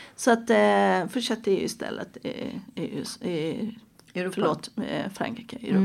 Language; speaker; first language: Swedish; non-native, fluent; Persian